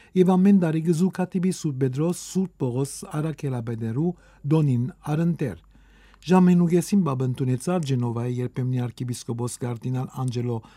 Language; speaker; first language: Armenian; native; Armenian